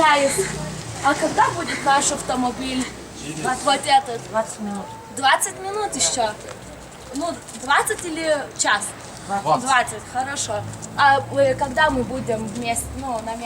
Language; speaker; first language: Russian; non-native, fluent; Lithuanian